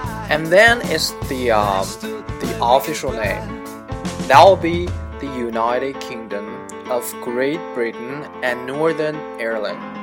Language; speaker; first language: English; non-native, fluent; Chinese